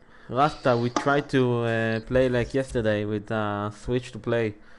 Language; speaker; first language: English; non-native, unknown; Hebrew